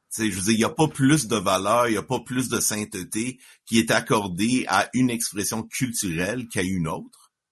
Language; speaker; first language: French; native; French